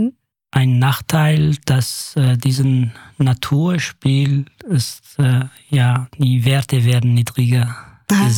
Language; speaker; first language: German; non-native, fluent; Kurdish